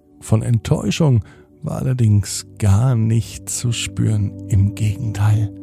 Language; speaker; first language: German; native; German